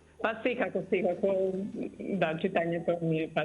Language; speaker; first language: Macedonian; native; Macedonian